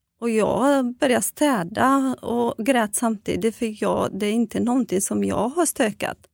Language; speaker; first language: Swedish; non-native, fluent; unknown